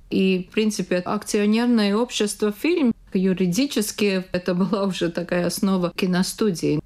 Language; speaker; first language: Russian; non-native, local second language; Latvian